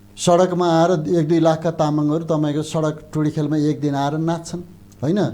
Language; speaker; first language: Nepali; non-native, local second language; Eastern Tamang